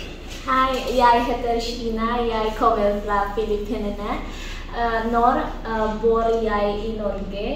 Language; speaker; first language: Norwegian; non-native, learner; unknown